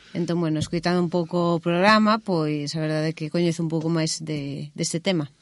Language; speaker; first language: Galician; native; Galician